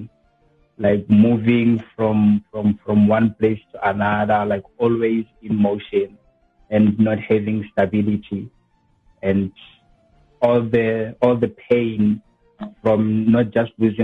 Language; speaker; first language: English; non-native, local second language; Southern Sotho